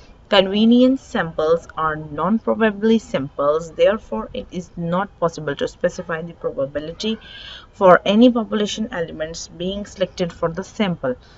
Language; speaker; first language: English; non-native, local second language; Urdu